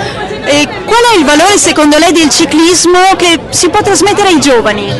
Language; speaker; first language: Italian; native; Italian